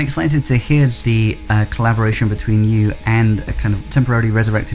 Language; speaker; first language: English; native; English